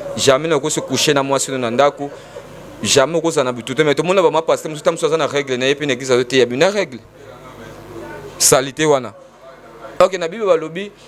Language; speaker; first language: Lingala; non-native, local second language; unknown